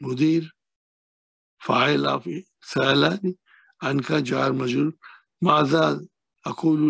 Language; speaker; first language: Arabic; non-native, fluent; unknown